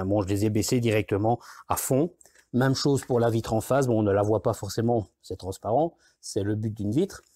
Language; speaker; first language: French; native; French